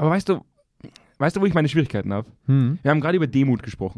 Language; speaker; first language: German; native; German